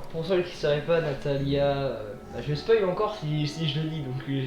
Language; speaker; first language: French; native; French